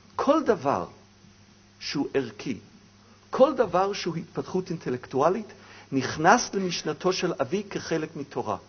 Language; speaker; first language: Hebrew; non-native, fluent; English